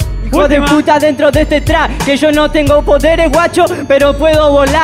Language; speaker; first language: Spanish; native; Spanish